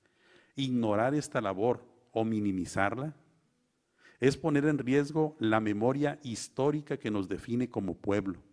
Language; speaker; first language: Spanish; native; Spanish